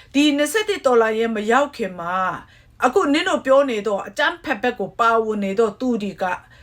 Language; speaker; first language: Burmese; non-native, local second language; Kachin